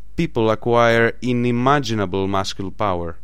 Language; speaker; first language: English; non-native, fluent; Greek